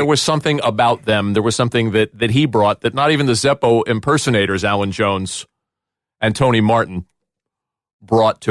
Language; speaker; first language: English; native; English